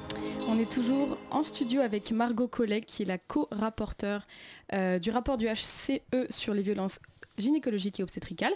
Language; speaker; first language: French; native; French